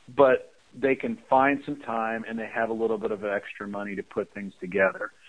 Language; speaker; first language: English; native; English